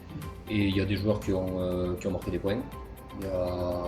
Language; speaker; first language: French; native; French